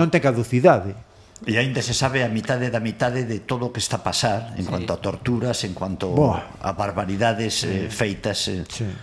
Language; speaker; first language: Galician; non-native, local second language; Spanish